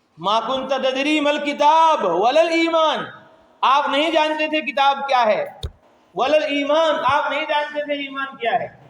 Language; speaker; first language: Urdu; native; Urdu